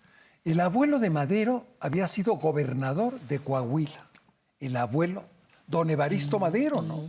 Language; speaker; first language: Spanish; native; Spanish